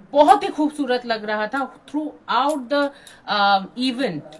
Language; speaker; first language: Hindi; non-native, local second language; Bangla